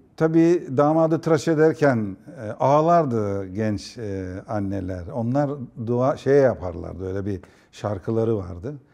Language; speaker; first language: Turkish; native; Turkish